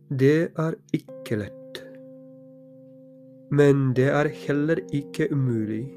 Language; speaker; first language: Norwegian; non-native, fluent; Polish